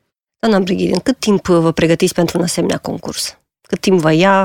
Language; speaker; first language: Romanian; native; Romanian